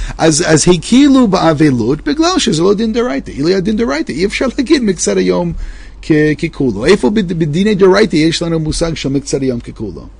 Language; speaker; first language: Hebrew; non-native, fluent; English